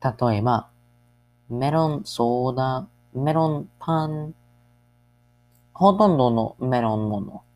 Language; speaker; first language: Japanese; non-native, learner; English